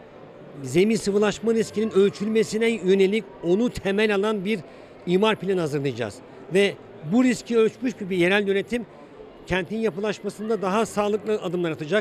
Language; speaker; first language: Turkish; native; Turkish